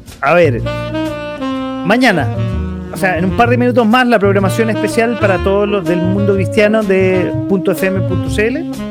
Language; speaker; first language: Spanish; native; Spanish